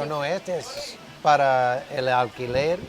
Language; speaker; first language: Spanish; non-native, learner; English